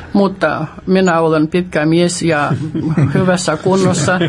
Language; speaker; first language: Finnish; non-native, fluent; Russian